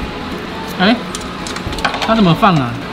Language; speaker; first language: Chinese; native; Chinese